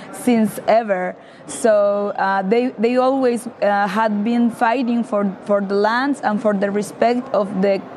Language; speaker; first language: English; non-native, learner; Spanish